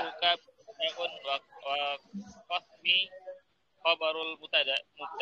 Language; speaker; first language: Arabic; non-native, learner; Indonesian